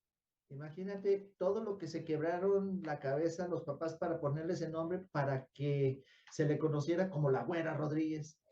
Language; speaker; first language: Spanish; native; Spanish